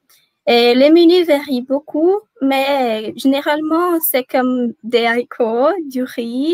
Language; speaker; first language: French; non-native, learner; Portuguese